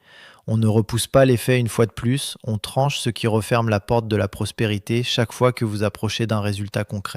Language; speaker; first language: French; native; French